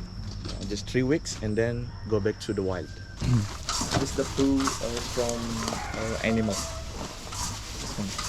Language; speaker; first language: English; non-native, local second language; Indonesian